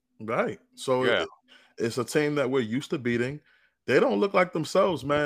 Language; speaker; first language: English; native; English